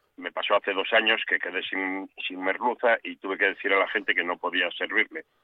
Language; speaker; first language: Spanish; native; Spanish